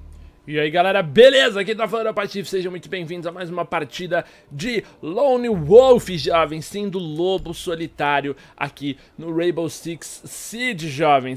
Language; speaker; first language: Portuguese; native; Portuguese